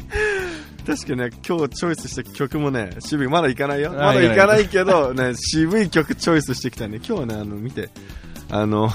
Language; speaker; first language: Japanese; native; Japanese